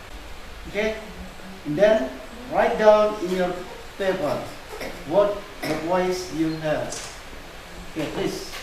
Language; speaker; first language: English; non-native, learner; Indonesian